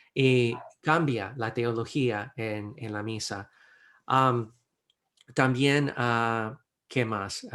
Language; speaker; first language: Spanish; non-native, fluent; English